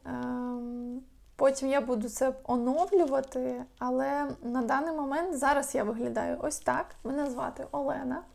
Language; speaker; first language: Ukrainian; non-native, local second language; Russian